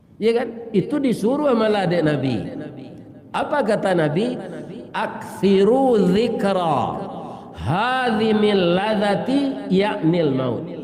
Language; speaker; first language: Malay; non-native, local second language; Minangkabau